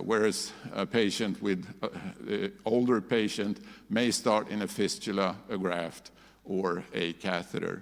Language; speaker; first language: English; non-native, fluent; Swedish